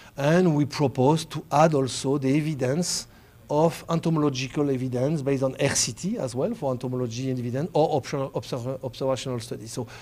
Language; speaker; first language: English; non-native, fluent; French